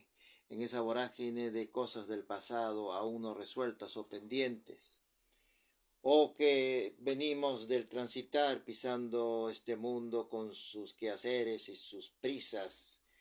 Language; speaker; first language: Spanish; native; Spanish